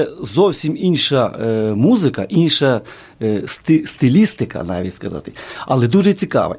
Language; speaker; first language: Ukrainian; native; Ukrainian